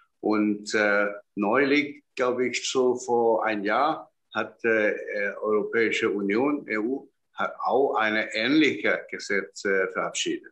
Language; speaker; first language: German; non-native, fluent; Chinese